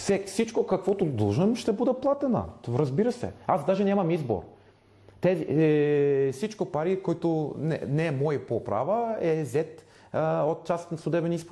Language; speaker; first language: Bulgarian; non-native, fluent; English